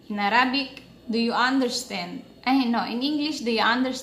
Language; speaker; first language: English; non-native, local second language; Filipino